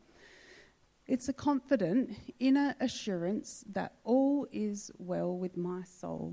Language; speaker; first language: English; native; English